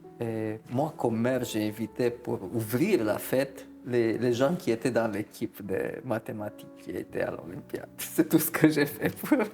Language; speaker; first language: French; non-native, fluent; Romanian